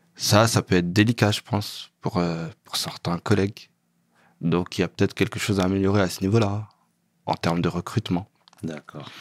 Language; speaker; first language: French; native; French